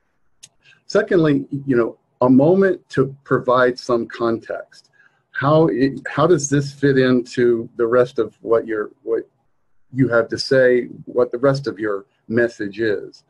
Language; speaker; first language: English; native; English